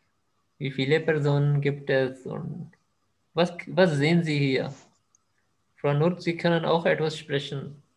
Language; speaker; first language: German; non-native, fluent; Urdu